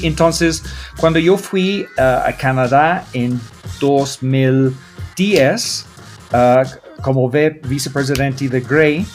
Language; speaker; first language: Spanish; non-native, learner; English